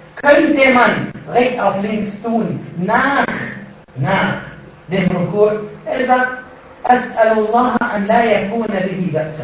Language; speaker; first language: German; non-native, fluent; Arabic